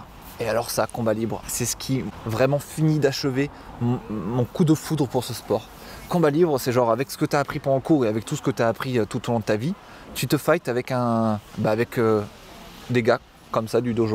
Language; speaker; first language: French; native; French